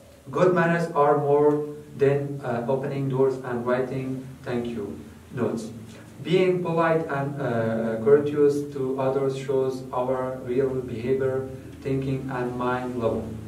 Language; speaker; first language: English; non-native, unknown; Persian